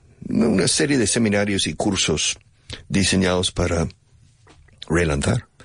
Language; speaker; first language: Spanish; non-native, fluent; English